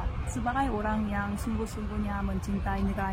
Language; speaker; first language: Indonesian; non-native, fluent; Korean